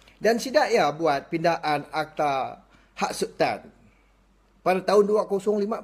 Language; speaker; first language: Malay; non-native, local second language; Iban